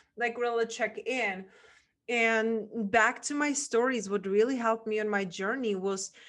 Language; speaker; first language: English; non-native, fluent; Czech